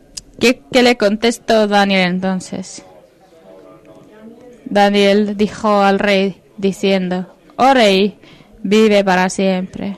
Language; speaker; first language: Spanish; non-native, fluent; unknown